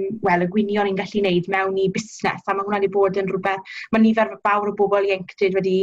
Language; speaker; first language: Welsh; native; Welsh